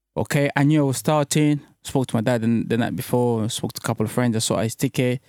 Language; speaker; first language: English; early bilingual, other home language; French